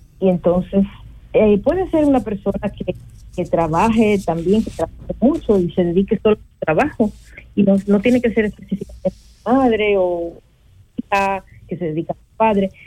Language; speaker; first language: Spanish; native; Spanish